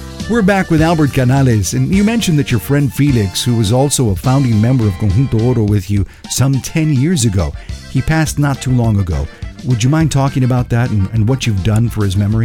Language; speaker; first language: English; early bilingual, other home language; Spanish